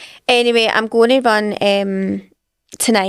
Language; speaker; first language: English; native; English